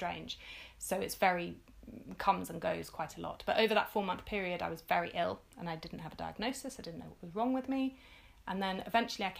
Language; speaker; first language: English; native; English